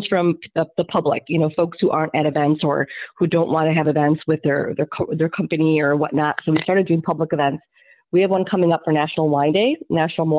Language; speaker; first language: English; native; English